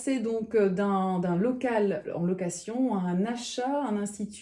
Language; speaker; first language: French; native; French